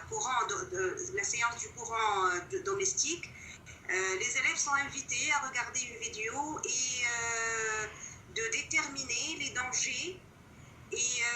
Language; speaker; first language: French; non-native, local second language; Arabic